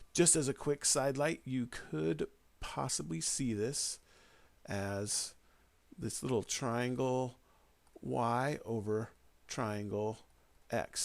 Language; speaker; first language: English; native; English